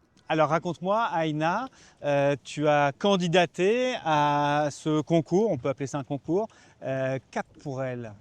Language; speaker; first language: French; native; French